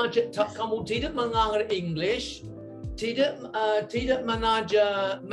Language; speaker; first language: Indonesian; non-native, learner; English